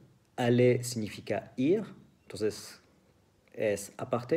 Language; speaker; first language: Spanish; non-native, fluent; French